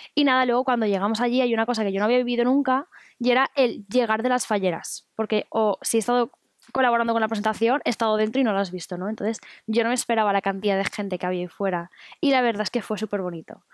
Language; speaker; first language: Spanish; native; Spanish